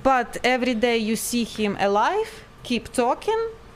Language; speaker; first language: English; non-native, learner; Ukrainian